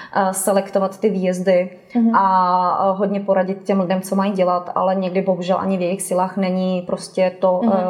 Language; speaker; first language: Czech; native; Czech